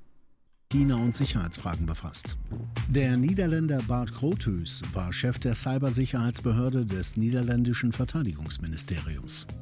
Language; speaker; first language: German; native; German